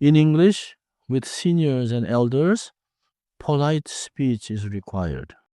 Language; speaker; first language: English; non-native, fluent; Korean